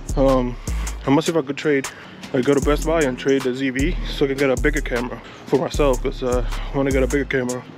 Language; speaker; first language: English; early bilingual, other home language; Spanish